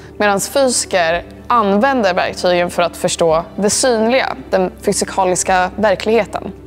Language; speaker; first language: Swedish; native; Swedish